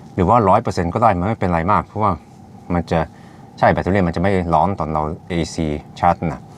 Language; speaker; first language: Thai; non-native, fluent; Norwegian